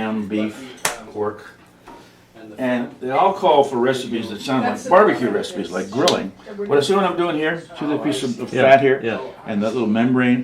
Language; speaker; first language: English; native; English